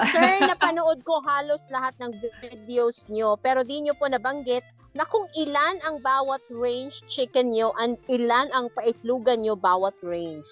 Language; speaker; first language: Filipino; non-native, local second language; Cebuano